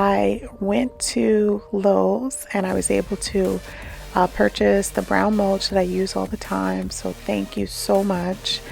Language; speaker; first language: English; native; English